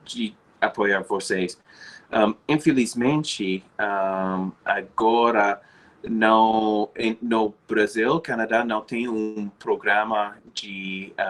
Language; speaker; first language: Portuguese; non-native, fluent; English